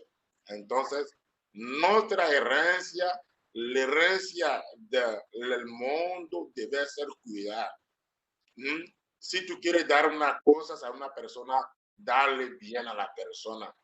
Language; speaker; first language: Spanish; non-native, learner; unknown